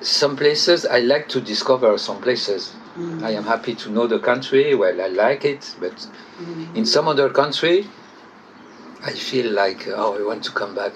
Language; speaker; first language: English; non-native, fluent; French